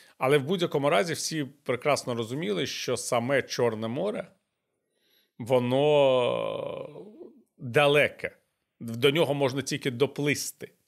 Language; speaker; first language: Ukrainian; native; Ukrainian